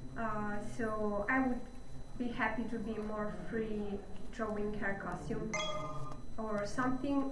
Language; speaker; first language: English; non-native, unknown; Italian